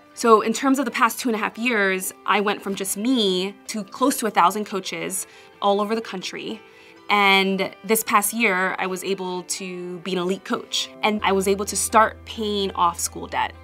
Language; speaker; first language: English; native; English